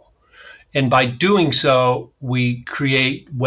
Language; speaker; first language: English; native; English